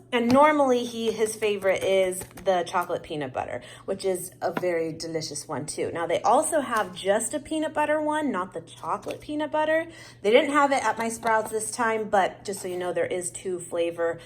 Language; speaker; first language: English; native; English